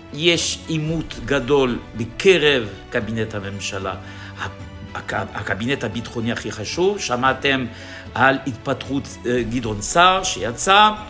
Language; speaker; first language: Hebrew; non-native, fluent; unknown